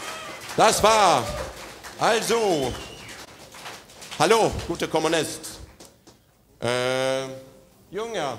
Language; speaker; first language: German; non-native, fluent; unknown